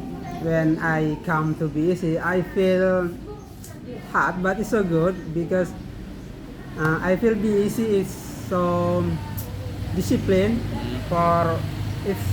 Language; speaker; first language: English; non-native, learner; Indonesian